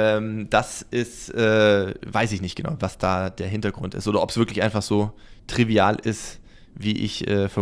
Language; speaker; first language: German; native; German